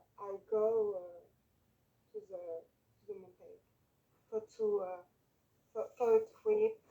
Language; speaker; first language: English; non-native, learner; French